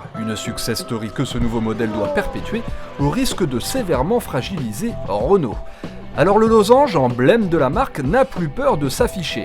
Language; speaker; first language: French; native; French